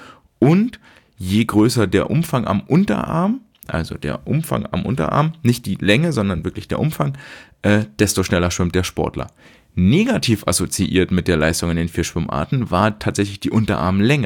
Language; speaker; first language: German; native; German